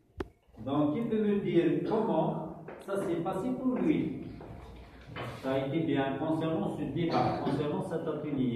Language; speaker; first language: French; non-native, local second language; Kabyle